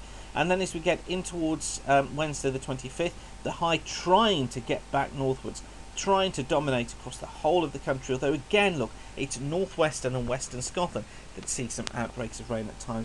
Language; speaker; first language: English; native; English